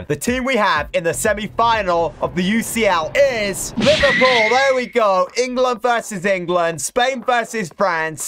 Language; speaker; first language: English; native; English